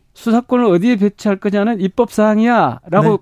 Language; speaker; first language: Korean; native; Korean